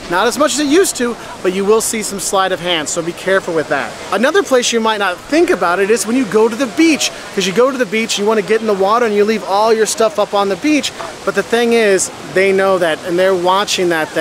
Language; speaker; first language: English; native; English